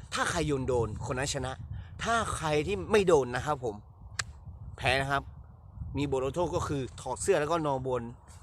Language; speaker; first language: Thai; non-native, local second language; Akha